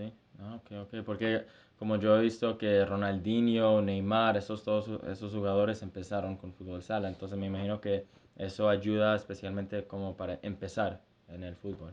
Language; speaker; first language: Spanish; early bilingual, heritage; Spanish